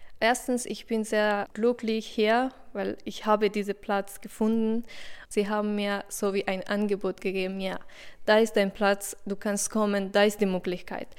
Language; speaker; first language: German; non-native, learner; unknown